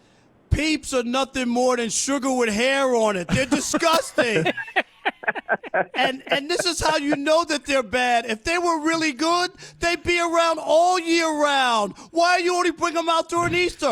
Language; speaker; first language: English; native; English